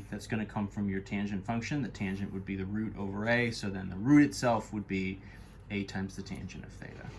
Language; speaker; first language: English; native; English